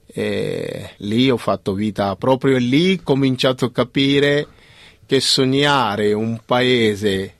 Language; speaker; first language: Italian; non-native, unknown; Punjabi